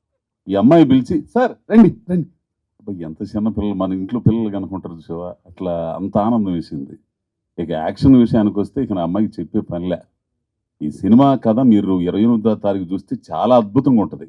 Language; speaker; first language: Telugu; native; Telugu